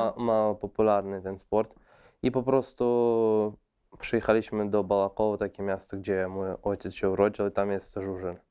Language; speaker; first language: Polish; non-native, fluent; Russian